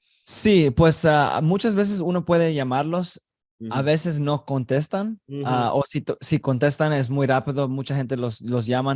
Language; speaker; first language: Spanish; early bilingual, heritage; Spanish